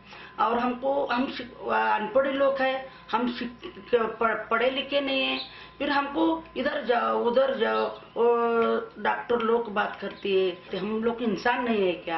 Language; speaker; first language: Hindi; non-native, local second language; Marathi